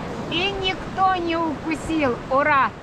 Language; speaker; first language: Russian; native; Russian